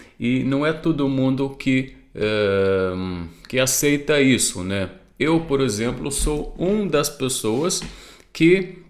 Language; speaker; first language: Portuguese; non-native, fluent; Arabic